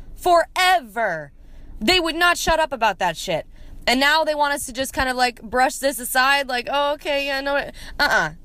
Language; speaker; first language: English; native; English